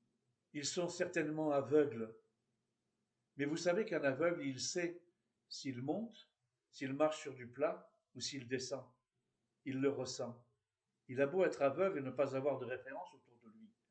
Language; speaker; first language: French; native; French